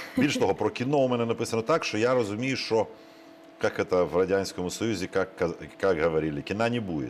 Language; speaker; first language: Ukrainian; native; Ukrainian